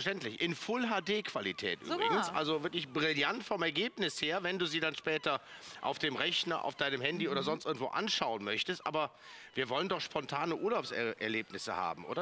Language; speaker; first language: German; native; German